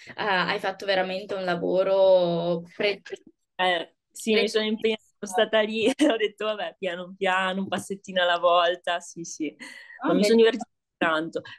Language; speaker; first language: Italian; native; Italian